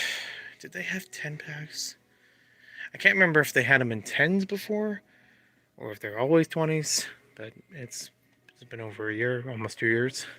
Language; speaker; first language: English; native; English